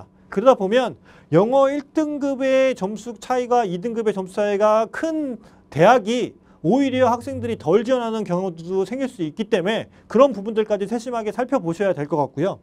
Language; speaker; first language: Korean; native; Korean